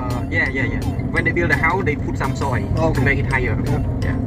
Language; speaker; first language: English; non-native, fluent; Khmer